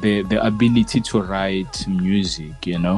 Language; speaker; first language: English; non-native, local second language; Northern Sotho